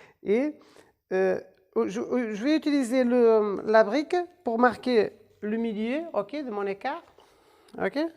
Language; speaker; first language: French; non-native, fluent; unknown